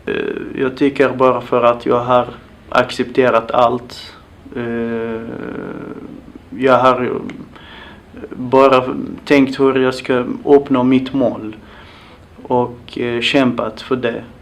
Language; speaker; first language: Swedish; non-native, fluent; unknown